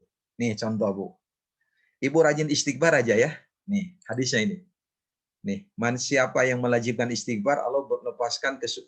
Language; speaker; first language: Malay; non-native, local second language; Sundanese